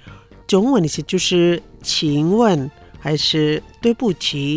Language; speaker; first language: Chinese; non-native, fluent; Indonesian